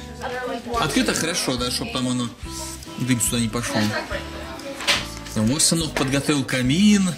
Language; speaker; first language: Russian; native; Russian